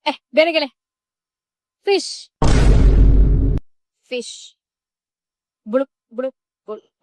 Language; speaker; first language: Kannada; native; Kannada